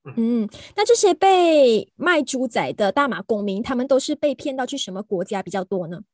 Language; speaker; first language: Chinese; native; Chinese